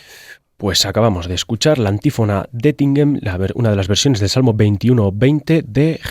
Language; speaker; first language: Spanish; native; Spanish